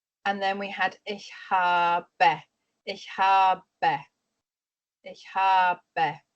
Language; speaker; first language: German; non-native, fluent; English